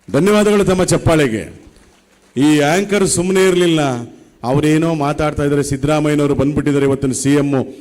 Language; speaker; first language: Kannada; native; Kannada